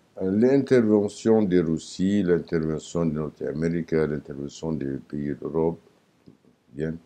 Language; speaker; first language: French; non-native, learner; Arabic